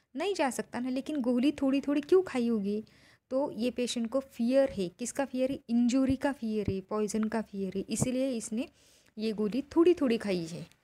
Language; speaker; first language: Hindi; non-native, local second language; Marathi